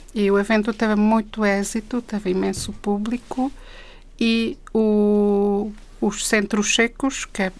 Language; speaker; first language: Portuguese; non-native, fluent; Czech